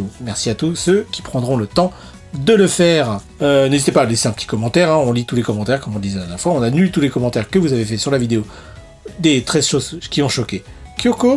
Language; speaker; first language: French; native; French